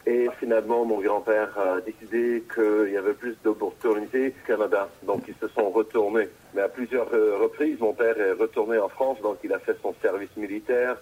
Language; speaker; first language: French; native; French